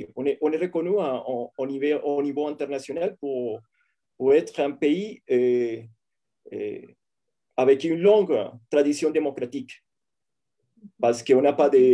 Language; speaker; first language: French; non-native, fluent; Spanish